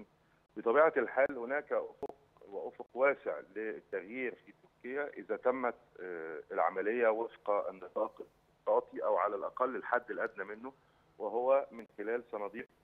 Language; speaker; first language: Arabic; native; Arabic